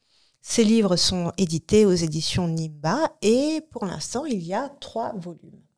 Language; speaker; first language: French; native; French